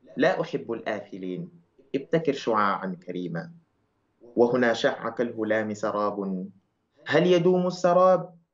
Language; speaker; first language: Arabic; non-native, fluent; Wolof